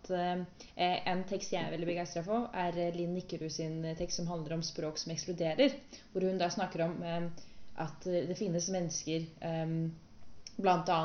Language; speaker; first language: Norwegian; native; Norwegian